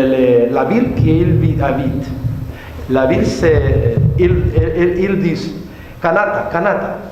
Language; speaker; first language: French; non-native, learner; Spanish